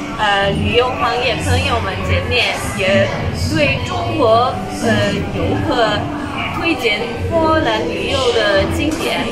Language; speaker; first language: Chinese; non-native, fluent; Polish